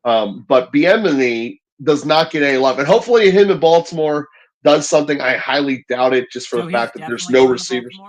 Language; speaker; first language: English; native; English